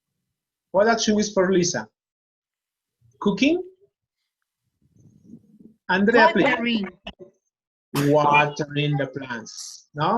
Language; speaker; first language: English; non-native, fluent; Spanish